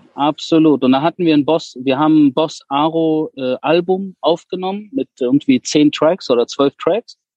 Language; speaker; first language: German; early bilingual, other home language; Persian